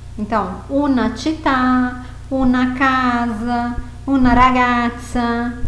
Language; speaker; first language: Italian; non-native, fluent; Portuguese